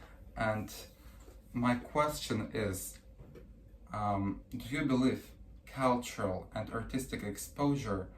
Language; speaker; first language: English; early bilingual, other home language; Russian